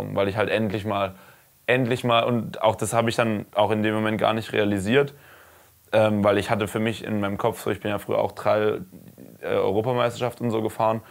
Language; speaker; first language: German; native; German